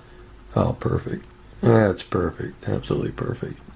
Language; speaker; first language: English; native; English